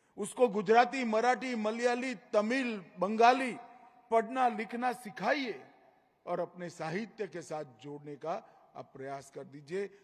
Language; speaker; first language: Hindi; non-native, local second language; Gujarati